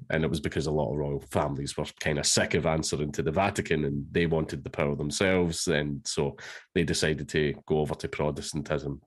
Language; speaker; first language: English; native; English